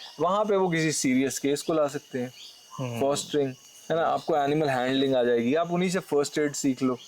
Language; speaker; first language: Hindi; native; Hindi